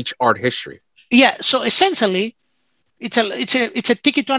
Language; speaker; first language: English; non-native, fluent; Greek